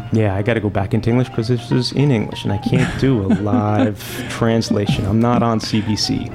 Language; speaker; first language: English; native; English